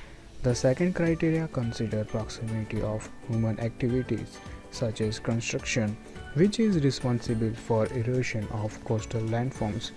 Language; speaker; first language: English; non-native, fluent; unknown